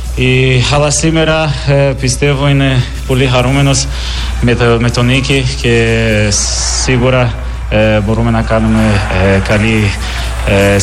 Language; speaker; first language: Greek; non-native, learner; Portuguese